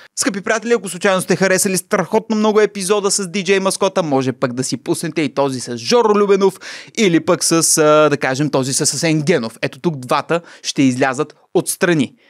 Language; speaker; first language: Bulgarian; native; Bulgarian